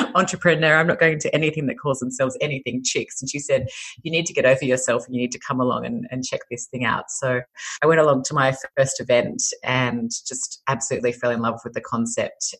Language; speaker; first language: English; native; English